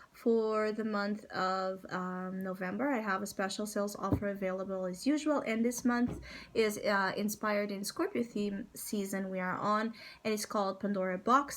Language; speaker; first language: English; non-native, fluent; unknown